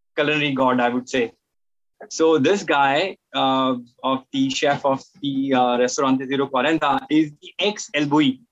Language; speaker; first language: English; non-native, local second language; Hindi